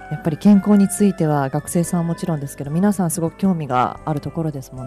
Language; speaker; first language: Japanese; native; Japanese